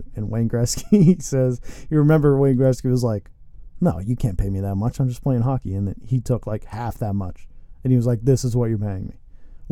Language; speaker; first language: English; native; English